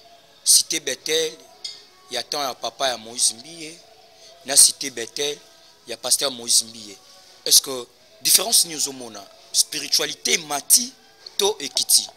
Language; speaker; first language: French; non-native, local second language; Lingala